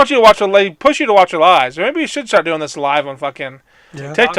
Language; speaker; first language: English; native; English